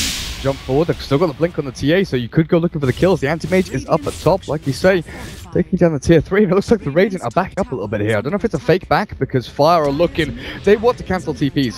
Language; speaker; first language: English; native; English